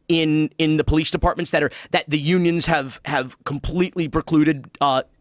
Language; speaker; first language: English; native; English